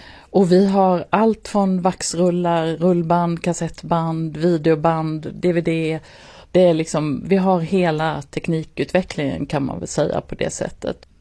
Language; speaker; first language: Swedish; native; Swedish